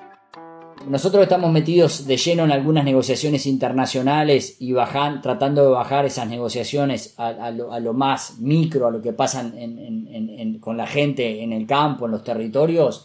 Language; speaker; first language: Spanish; native; Spanish